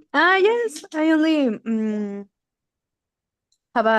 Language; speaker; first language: English; non-native, learner; Spanish